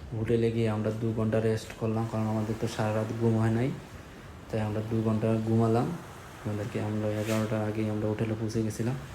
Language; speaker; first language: Bangla; non-native, local second language; Sylheti